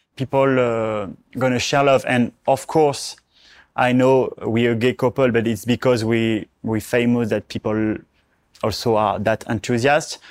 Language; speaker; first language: English; non-native, learner; French